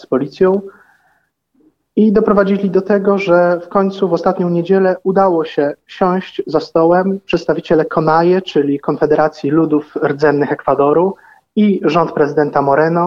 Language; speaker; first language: Polish; native; Polish